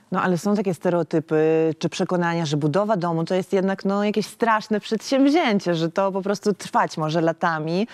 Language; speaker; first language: Polish; native; Polish